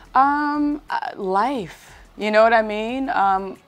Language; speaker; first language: English; native; English